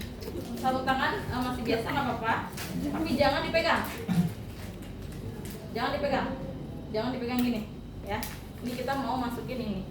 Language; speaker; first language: Indonesian; native; Indonesian